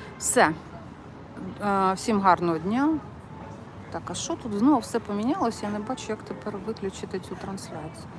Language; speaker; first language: Ukrainian; non-native, local second language; Russian